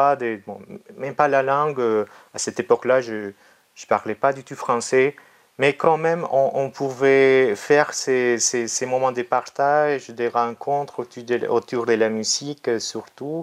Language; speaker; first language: French; non-native, fluent; Spanish